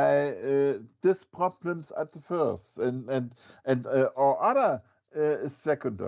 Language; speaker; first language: English; non-native, fluent; German